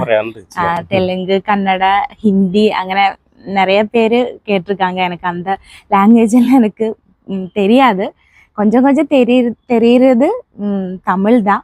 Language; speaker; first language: Tamil; non-native, learner; Malayalam